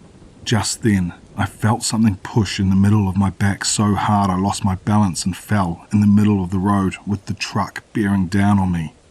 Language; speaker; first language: English; native; English